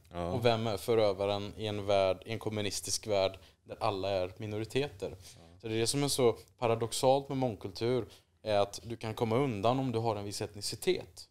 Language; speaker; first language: Swedish; native; Swedish